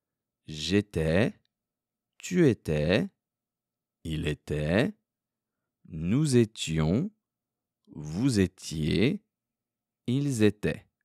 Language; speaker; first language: French; non-native, fluent; Korean